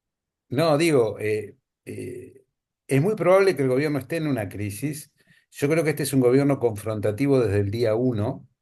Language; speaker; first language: Spanish; native; Spanish